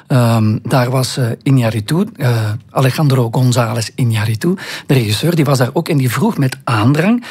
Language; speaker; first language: Dutch; native; Dutch